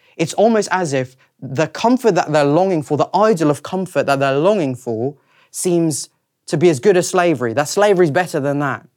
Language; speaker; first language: English; native; English